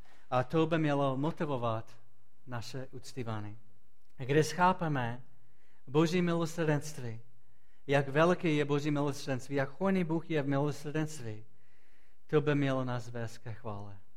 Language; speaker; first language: Czech; non-native, fluent; English